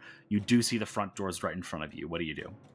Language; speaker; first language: English; native; English